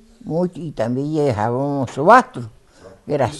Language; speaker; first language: Spanish; native; Spanish